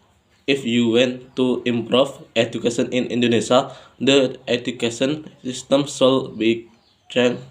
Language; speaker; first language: English; non-native, learner; Indonesian